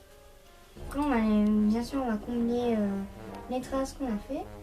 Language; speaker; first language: French; native; French